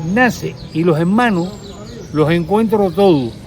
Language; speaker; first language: Spanish; native; Spanish